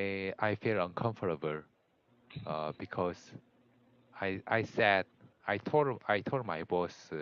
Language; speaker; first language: English; non-native, learner; Korean